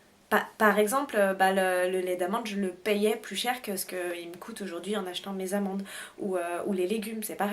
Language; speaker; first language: French; native; French